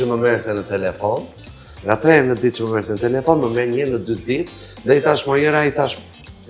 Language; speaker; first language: Albanian; native; Albanian